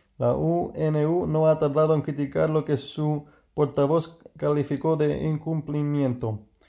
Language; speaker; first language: Spanish; non-native, fluent; English